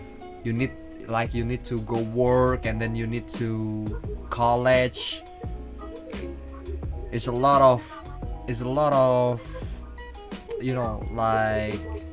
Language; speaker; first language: English; non-native, learner; Indonesian